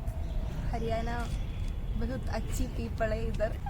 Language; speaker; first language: Hindi; non-native, local second language; Malayalam